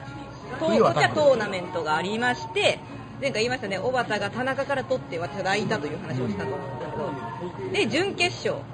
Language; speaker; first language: Japanese; native; Japanese